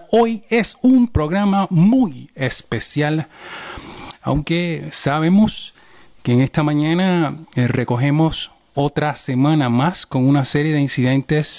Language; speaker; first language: Spanish; native; Spanish